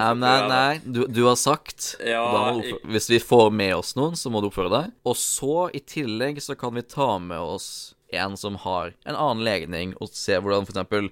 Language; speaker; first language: Norwegian; native; Norwegian